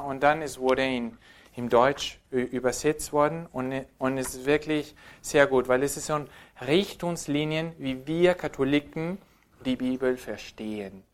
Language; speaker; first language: German; non-native, fluent; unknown